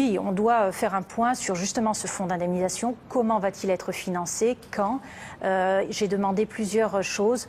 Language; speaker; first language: French; native; French